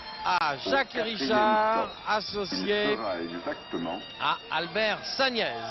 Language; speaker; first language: French; native; French